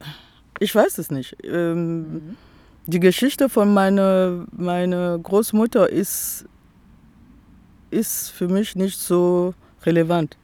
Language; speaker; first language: German; non-native, fluent; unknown